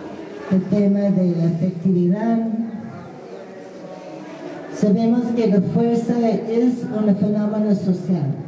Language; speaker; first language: Spanish; non-native, fluent; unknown